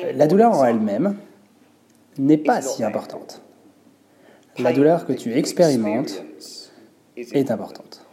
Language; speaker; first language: French; non-native, fluent; English